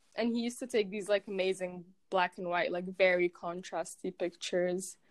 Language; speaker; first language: English; non-native, fluent; Arabic